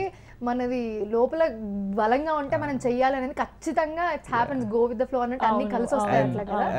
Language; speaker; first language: Telugu; native; Telugu